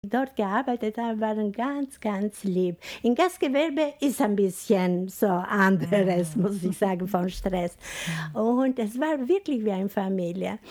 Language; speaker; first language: German; non-native, fluent; Albanian